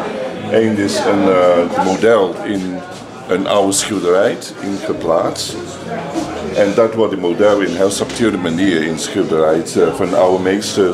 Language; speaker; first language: Dutch; non-native, learner; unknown